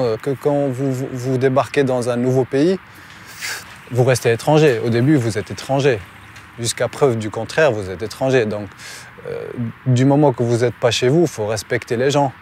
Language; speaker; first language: French; non-native, local second language; Arabic